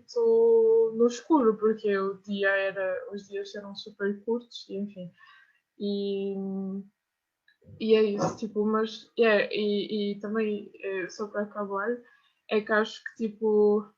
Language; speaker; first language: Portuguese; non-native, fluent; French